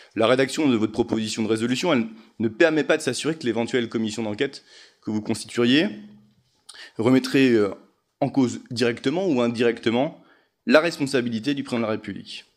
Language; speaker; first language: French; native; French